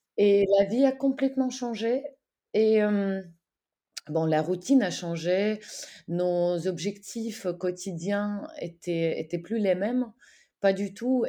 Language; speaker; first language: French; non-native, fluent; Ukrainian